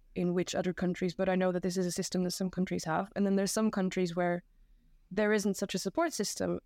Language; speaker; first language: English; non-native, fluent; Dutch